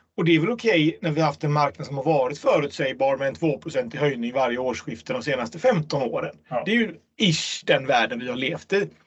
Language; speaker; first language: Swedish; native; Swedish